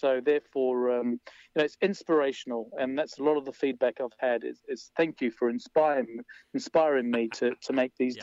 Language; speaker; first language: English; native; English